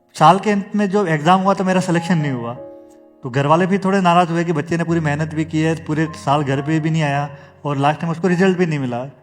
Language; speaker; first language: Hindi; native; Hindi